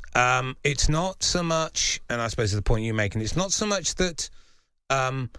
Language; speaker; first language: English; native; English